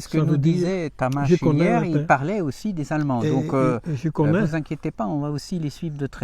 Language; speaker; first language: French; native; French